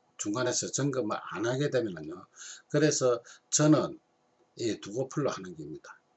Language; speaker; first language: Korean; native; Korean